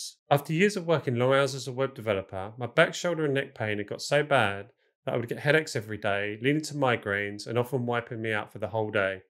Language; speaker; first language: English; native; English